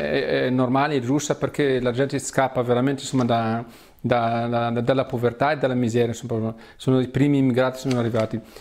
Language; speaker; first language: Italian; non-native, fluent; Arabic